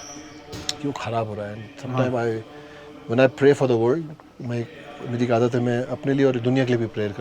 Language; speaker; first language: Hindi; native; Hindi